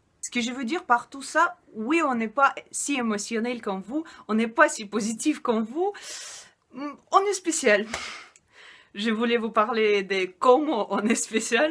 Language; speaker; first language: French; non-native, fluent; Russian